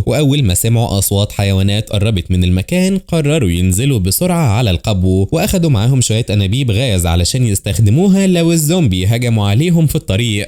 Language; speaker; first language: Arabic; native; Arabic